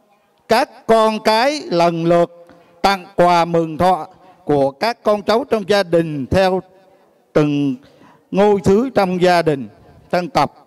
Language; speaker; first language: Vietnamese; native; Vietnamese